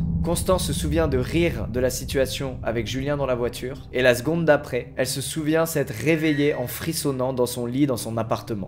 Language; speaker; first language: French; native; French